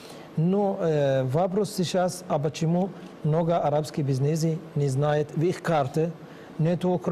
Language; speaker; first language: Russian; non-native, learner; Arabic